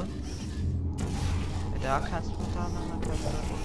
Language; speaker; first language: German; native; German